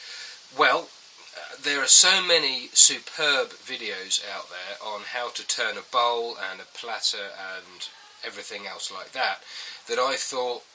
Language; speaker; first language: English; native; English